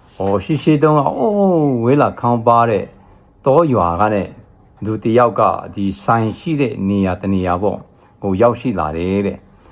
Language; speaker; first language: Burmese; non-native, local second language; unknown